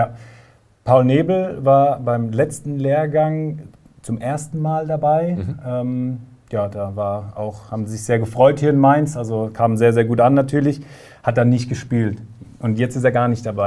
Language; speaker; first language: German; native; German